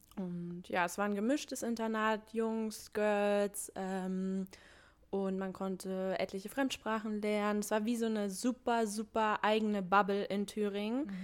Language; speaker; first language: German; early bilingual, other home language; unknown